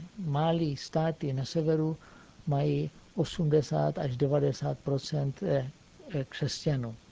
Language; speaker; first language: Czech; native; Czech